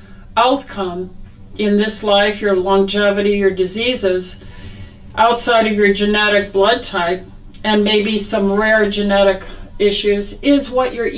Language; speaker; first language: English; native; English